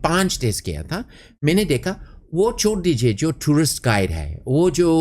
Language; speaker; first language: Hindi; non-native, fluent; English